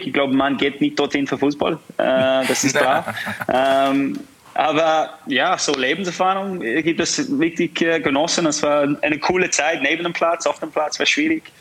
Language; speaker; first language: German; non-native, fluent; English